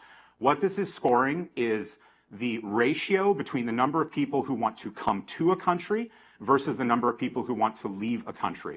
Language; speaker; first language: English; native; English